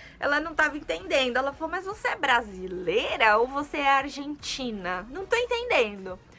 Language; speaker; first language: Portuguese; native; Portuguese